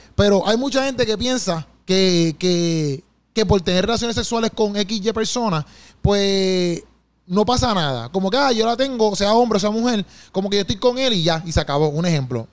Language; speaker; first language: Spanish; native; Spanish